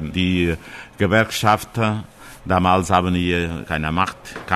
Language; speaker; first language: German; non-native, fluent; Portuguese